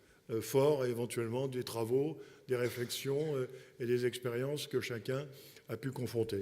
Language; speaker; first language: French; native; French